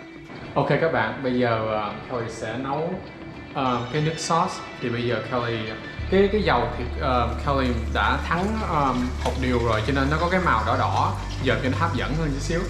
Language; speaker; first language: Vietnamese; early bilingual, heritage; Vietnamese